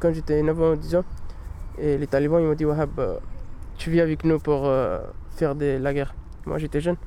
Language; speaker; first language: French; non-native, learner; Pashto